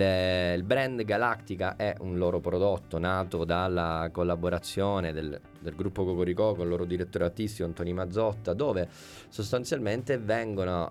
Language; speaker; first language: Italian; native; Italian